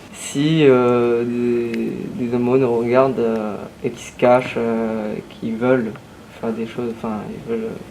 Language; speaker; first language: French; native; French